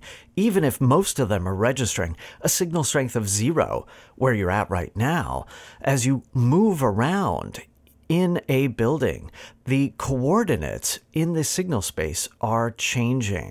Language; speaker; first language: English; native; English